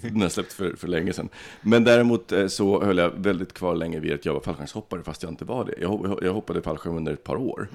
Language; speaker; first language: Swedish; early bilingual, other home language; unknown